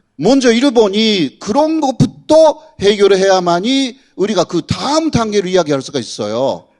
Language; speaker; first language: Korean; non-native, fluent; Japanese